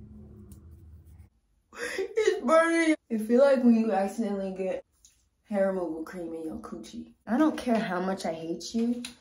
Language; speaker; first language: English; native; English